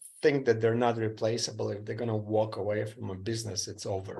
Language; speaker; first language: English; non-native, fluent; Ukrainian